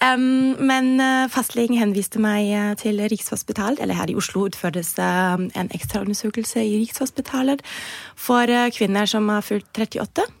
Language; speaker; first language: Norwegian; non-native, fluent; German